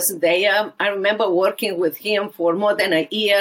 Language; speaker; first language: English; non-native, fluent; Romanian